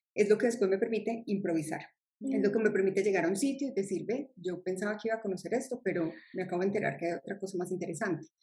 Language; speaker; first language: Spanish; native; Spanish